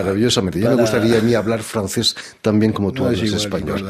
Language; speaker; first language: Spanish; native; Spanish